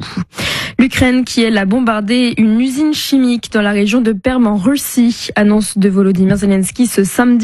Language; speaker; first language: French; native; French